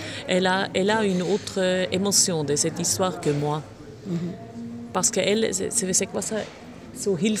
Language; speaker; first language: French; non-native, local second language; German